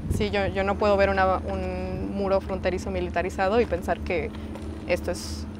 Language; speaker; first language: Spanish; native; Spanish